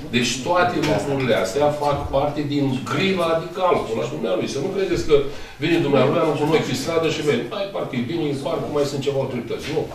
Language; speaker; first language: Romanian; native; Romanian